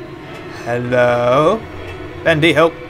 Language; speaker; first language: English; native; English